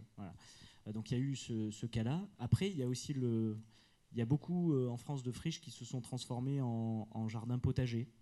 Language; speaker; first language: French; native; French